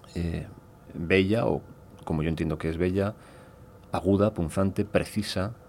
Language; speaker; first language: Spanish; native; Spanish